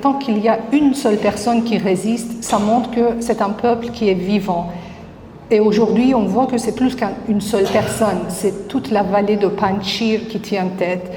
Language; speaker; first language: French; non-native, fluent; Persian